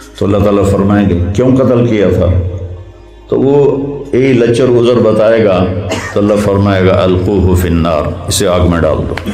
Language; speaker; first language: Urdu; non-native, local second language; Punjabi